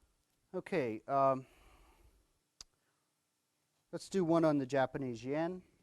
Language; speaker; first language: English; native; English